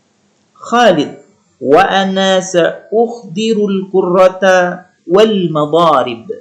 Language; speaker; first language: Arabic; non-native, learner; Indonesian